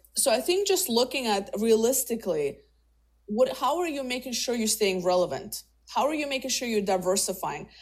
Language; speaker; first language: English; early bilingual, other home language; Russian